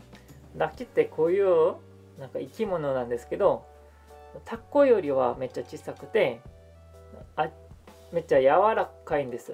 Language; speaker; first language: Japanese; non-native, fluent; Korean